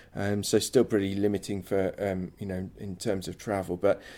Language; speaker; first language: English; native; English